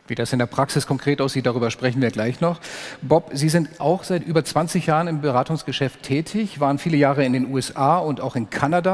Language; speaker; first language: German; native; German